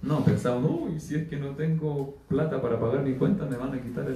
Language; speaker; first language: Spanish; native; Spanish